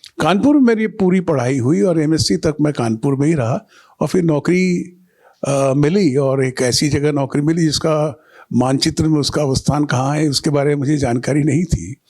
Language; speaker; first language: Hindi; non-native, local second language; Bangla